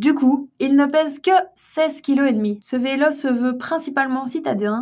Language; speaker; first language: French; native; French